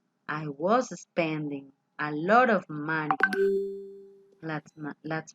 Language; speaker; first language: English; non-native, fluent; Spanish